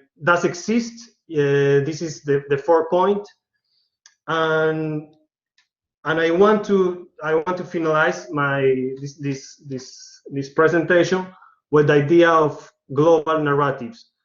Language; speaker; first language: English; non-native, learner; Spanish